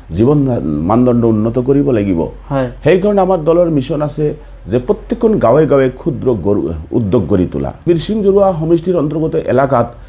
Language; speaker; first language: Assamese; non-native, local second language; Bangla